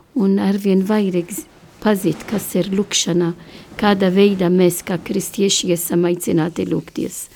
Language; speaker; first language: Latvian; non-native, learner; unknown